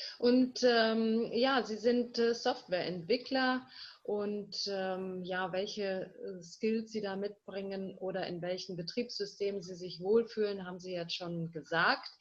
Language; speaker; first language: German; native; German